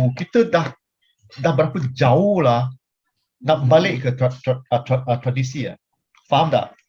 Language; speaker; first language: Malay; non-native, local second language; Chinese